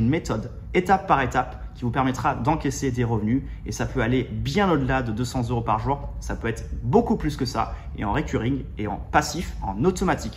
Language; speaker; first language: French; native; French